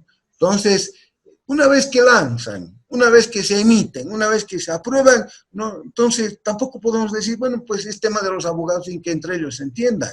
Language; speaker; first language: Spanish; native; Spanish